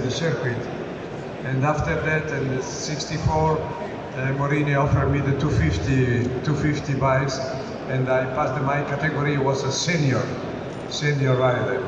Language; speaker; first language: English; non-native, learner; Italian